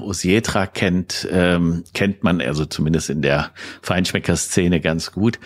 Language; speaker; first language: German; native; German